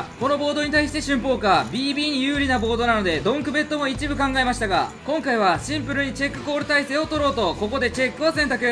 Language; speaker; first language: Japanese; native; Japanese